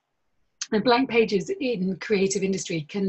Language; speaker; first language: English; native; English